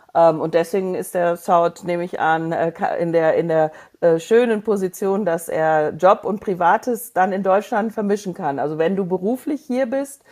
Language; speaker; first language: German; native; German